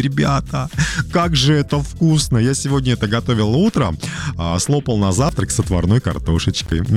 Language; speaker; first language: Russian; native; Russian